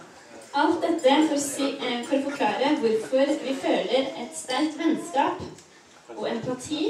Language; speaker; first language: Norwegian; non-native, learner; French